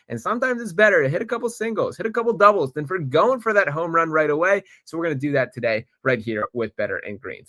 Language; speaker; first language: English; native; English